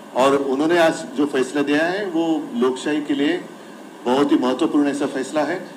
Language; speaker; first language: Hindi; non-native, local second language; Marathi